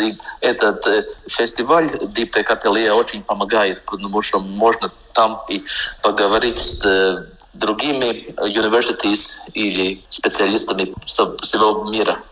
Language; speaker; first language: Russian; non-native, local second language; Latvian